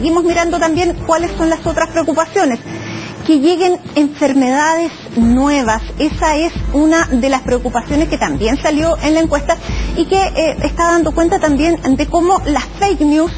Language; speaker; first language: Spanish; native; Spanish